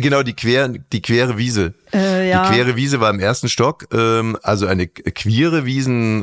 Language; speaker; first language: German; native; German